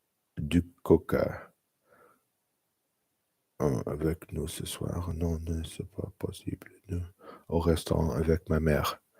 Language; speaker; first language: French; non-native, learner; English